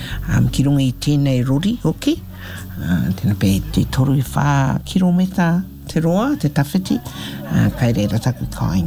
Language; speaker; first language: Māori; non-native, local second language; English